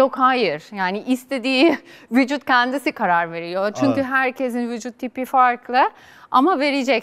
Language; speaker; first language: Turkish; non-native, fluent; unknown